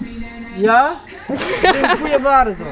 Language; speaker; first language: Polish; non-native, learner; Swahili